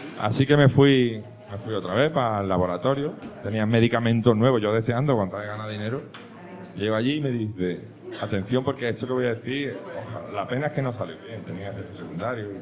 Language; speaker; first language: Spanish; native; Spanish